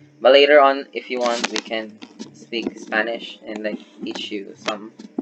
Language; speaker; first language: English; non-native, local second language; Filipino